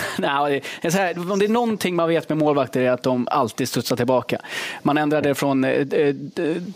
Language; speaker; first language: Swedish; native; Swedish